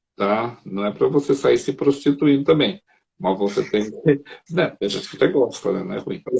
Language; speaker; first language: Portuguese; native; Portuguese